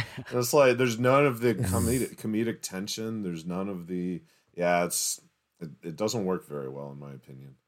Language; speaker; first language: English; native; English